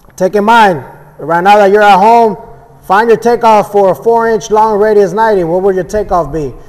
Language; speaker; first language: English; early bilingual, other home language; Spanish